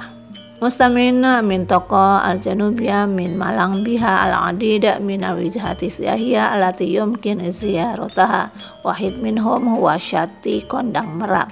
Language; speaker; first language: Arabic; non-native, fluent; Indonesian